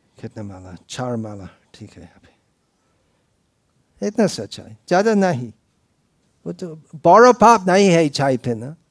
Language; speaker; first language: Hindi; non-native, fluent; English